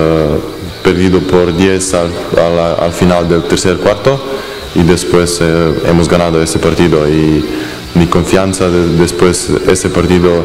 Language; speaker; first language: Spanish; non-native, fluent; Serbian